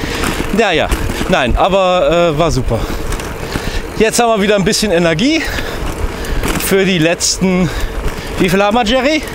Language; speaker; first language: German; native; German